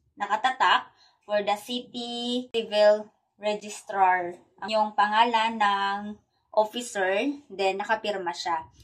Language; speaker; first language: Filipino; native; Filipino